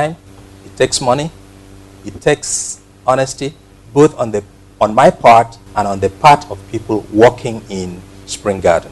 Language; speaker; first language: English; non-native, local second language; Ibibio